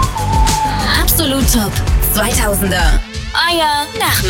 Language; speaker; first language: German; native; German